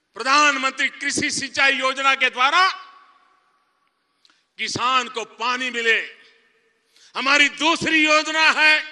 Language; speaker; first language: Hindi; non-native, local second language; Gujarati